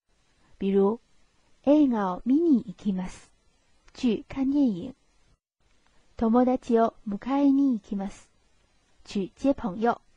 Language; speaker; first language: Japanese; non-native, fluent; Chinese